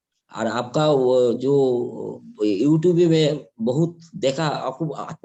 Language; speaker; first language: Hindi; non-native, local second language; Bangla